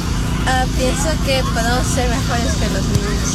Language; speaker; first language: Spanish; early bilingual, other home language; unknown